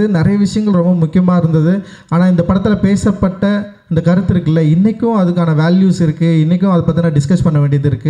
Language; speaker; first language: Tamil; native; Tamil